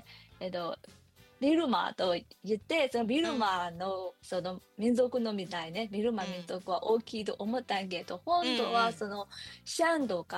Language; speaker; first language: Japanese; non-native, learner; Burmese